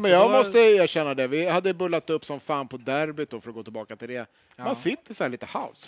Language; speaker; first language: Swedish; native; Swedish